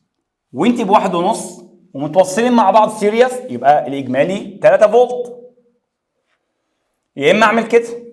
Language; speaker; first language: Arabic; native; Arabic